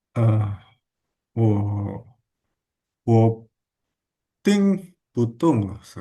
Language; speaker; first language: Chinese; non-native, learner; Indonesian